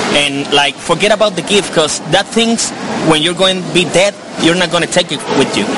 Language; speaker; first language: English; non-native, fluent; Spanish